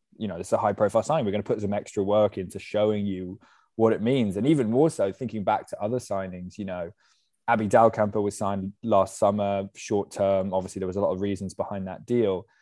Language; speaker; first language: English; native; English